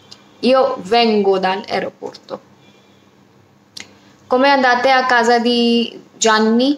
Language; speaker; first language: Italian; non-native, learner; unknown